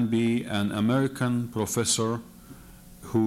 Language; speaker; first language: English; non-native, fluent; Arabic